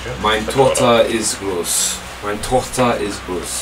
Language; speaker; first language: German; non-native, learner; English